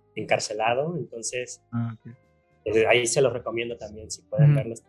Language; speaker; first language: Spanish; native; Spanish